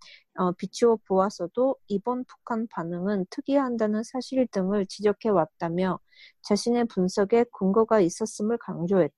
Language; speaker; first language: Korean; early bilingual, heritage; Korean